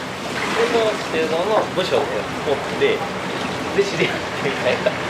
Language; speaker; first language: Japanese; native; Japanese